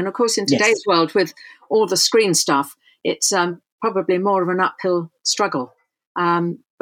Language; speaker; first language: English; native; English